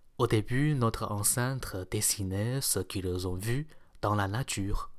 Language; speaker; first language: French; non-native, fluent; Chinese